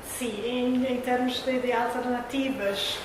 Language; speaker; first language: Portuguese; non-native, fluent; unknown